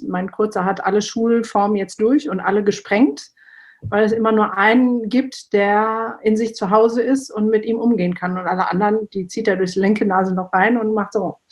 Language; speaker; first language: German; early bilingual, other home language; Turkish